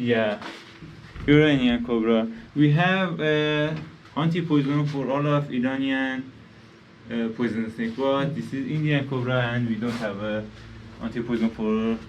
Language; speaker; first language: English; non-native, learner; Persian